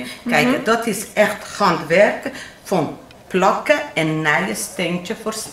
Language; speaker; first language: Dutch; non-native, learner; Portuguese